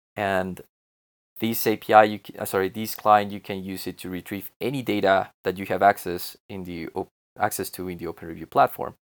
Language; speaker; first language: English; non-native, fluent; Spanish